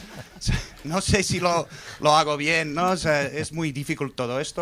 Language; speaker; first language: Spanish; non-native, fluent; English